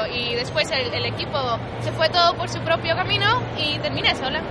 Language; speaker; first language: Spanish; non-native, fluent; Dutch